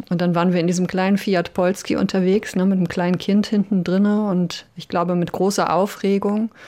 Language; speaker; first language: German; early bilingual, other home language; Polish